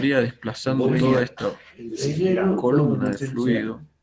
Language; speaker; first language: Spanish; native; Spanish